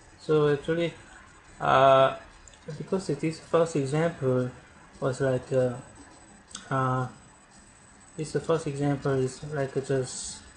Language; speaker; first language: English; non-native, learner; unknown